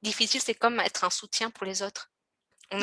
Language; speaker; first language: French; native; French